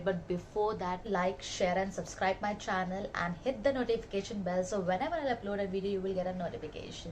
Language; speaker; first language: English; non-native, local second language; Hindi